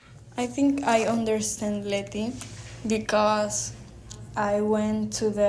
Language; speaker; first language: English; non-native, learner; Spanish